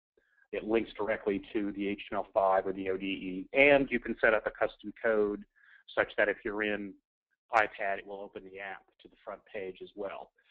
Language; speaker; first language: English; native; English